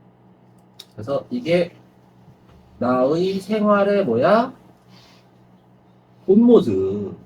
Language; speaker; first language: Korean; native; Korean